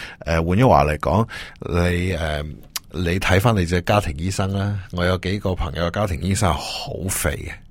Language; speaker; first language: Cantonese; early bilingual, heritage; Cantonese